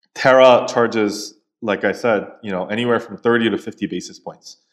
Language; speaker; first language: English; native; English